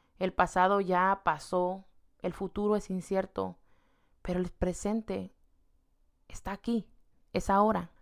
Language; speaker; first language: Spanish; native; Spanish